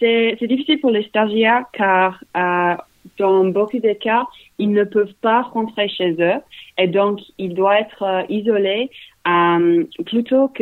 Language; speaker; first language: French; non-native, learner; English